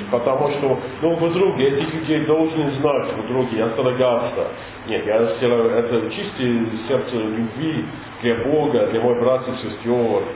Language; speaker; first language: Russian; non-native, learner; English